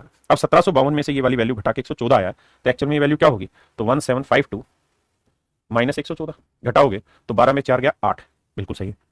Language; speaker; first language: Hindi; native; Hindi